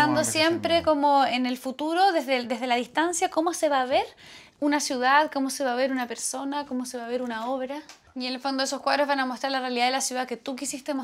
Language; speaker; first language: Spanish; native; Spanish